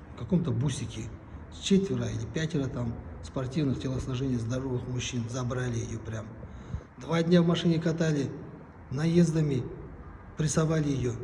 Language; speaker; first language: Russian; non-native, local second language; Kazakh